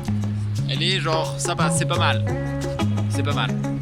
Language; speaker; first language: French; native; French